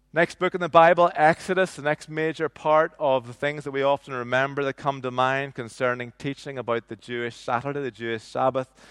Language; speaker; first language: English; native; English